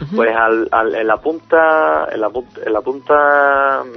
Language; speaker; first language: Spanish; native; Spanish